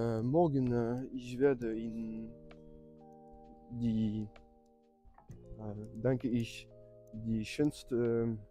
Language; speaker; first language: German; non-native, learner; French